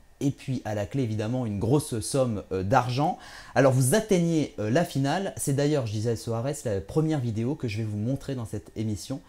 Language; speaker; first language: French; native; French